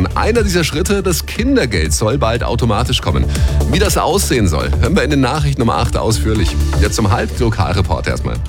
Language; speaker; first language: German; native; German